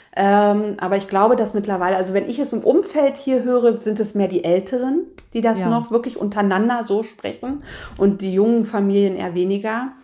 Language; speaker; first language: German; native; German